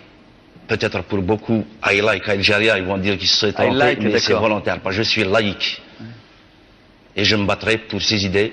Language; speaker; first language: French; non-native, local second language; Kabyle